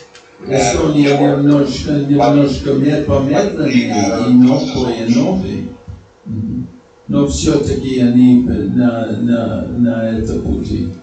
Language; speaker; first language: Russian; non-native, fluent; English